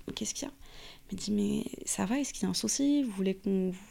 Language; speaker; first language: French; non-native, local second language; Arabic